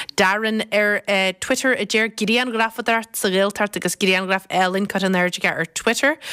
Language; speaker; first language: Irish; native; Irish